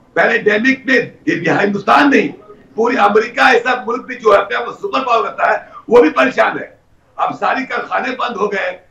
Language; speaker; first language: Hindi; native; Hindi